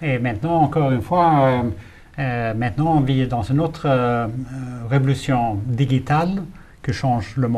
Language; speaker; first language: French; non-native, fluent; Swedish